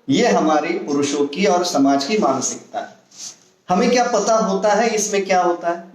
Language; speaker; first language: Hindi; non-native, local second language; Marathi